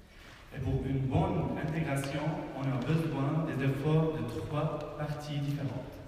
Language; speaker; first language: French; non-native, fluent; Arabic